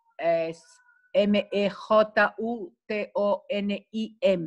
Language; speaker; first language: Spanish; non-native, fluent; Portuguese